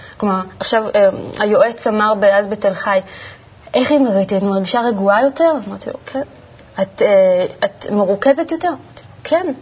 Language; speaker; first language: Hebrew; native; Hebrew